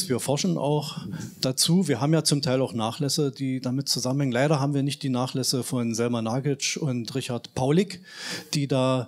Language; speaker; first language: German; native; German